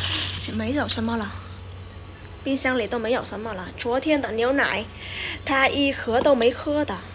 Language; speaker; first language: Chinese; non-native, fluent; Vietnamese